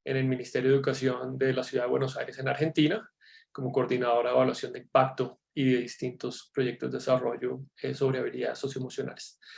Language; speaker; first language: Spanish; native; Spanish